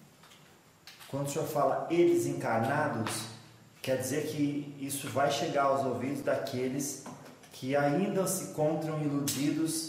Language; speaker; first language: Portuguese; native; Portuguese